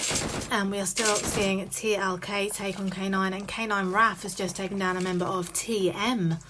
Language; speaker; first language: English; native; English